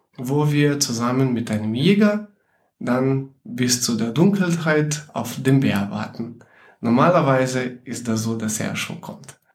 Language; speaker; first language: German; non-native, fluent; Slovenian